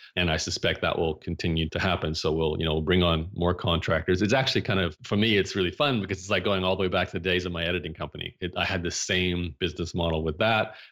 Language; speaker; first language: English; native; English